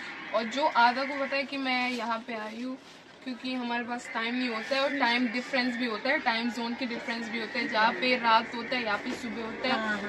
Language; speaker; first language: Hindi; non-native, learner; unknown